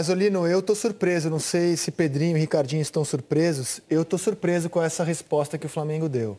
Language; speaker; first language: Portuguese; native; Portuguese